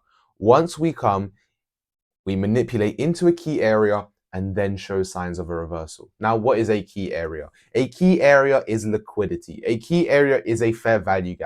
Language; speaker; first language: English; native; English